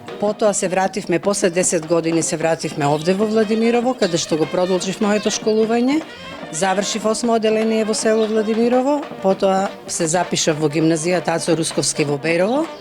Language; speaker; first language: Macedonian; native; Macedonian